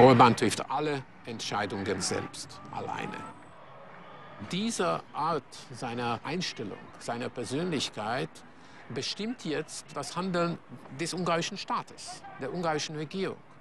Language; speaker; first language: German; non-native, fluent; Hungarian